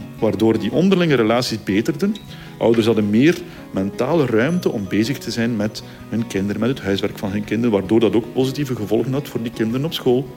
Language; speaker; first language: Dutch; native; Dutch